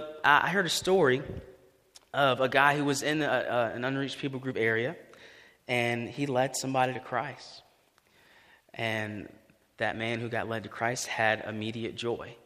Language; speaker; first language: English; native; English